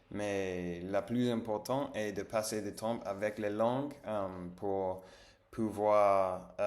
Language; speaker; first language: French; non-native, learner; English